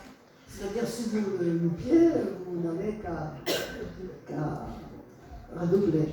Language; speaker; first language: French; non-native, fluent; Polish